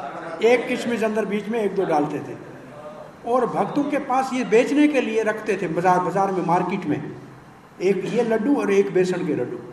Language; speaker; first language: Hindi; native; Hindi